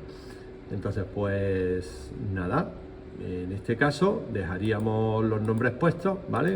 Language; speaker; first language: Spanish; native; Spanish